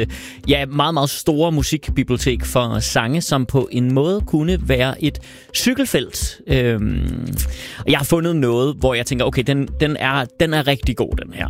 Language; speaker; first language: Danish; native; Danish